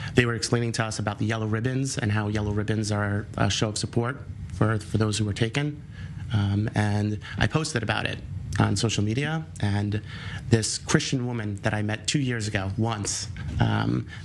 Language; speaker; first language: English; native; English